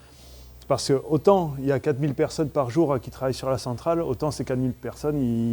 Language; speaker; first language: French; native; French